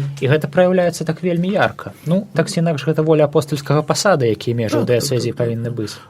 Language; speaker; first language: Belarusian; native; Belarusian